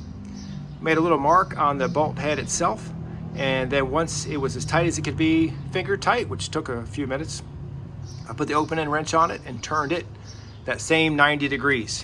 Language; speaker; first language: English; native; English